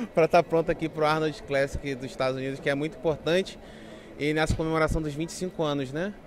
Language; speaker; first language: Portuguese; native; Portuguese